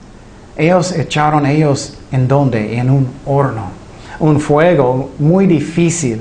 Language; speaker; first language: Spanish; non-native, fluent; English